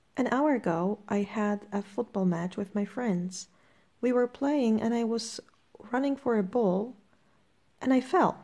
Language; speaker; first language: English; non-native, fluent; Polish